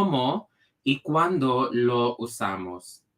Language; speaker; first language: Spanish; non-native, fluent; Filipino